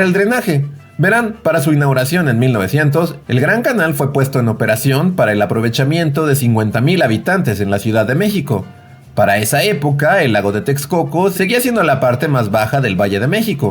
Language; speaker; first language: Spanish; native; Spanish